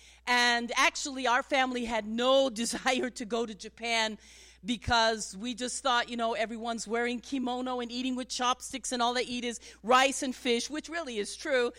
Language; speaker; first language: English; native; English